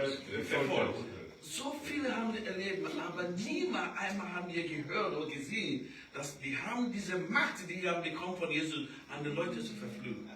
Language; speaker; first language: German; non-native, learner; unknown